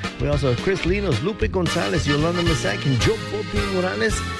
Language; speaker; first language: English; early bilingual, other home language; Spanish